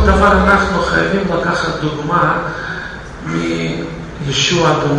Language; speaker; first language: Hebrew; non-native, fluent; Russian